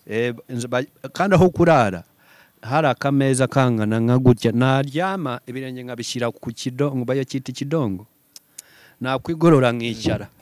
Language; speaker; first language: Kinyarwanda; early bilingual, heritage; Kinyarwanda